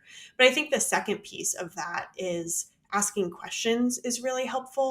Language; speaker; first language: English; native; English